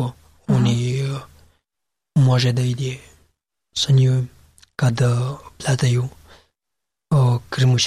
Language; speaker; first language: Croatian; non-native, learner; Pashto